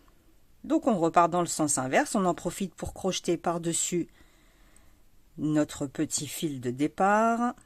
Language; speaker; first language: French; native; French